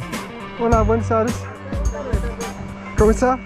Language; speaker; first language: Spanish; non-native, learner; Dutch